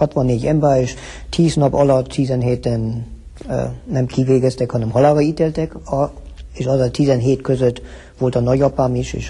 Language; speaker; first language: Hungarian; early bilingual, heritage; Hungarian